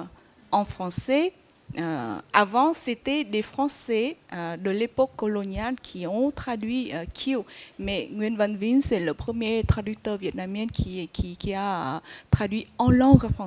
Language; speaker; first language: French; non-native, fluent; Vietnamese